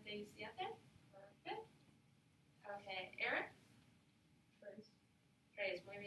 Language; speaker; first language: Spanish; non-native, fluent; English